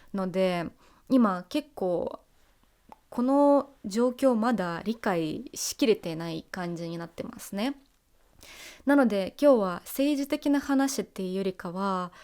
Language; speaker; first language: Japanese; non-native, fluent; Russian